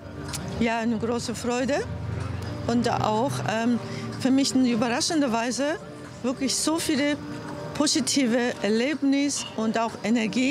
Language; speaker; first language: German; non-native, fluent; Japanese